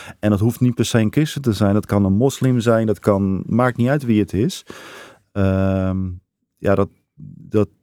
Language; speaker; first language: Dutch; native; Dutch